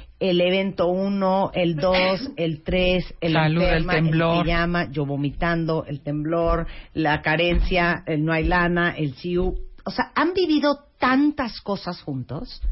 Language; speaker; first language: Spanish; native; Spanish